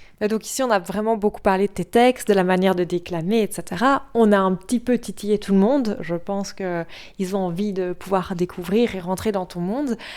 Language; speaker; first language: French; native; French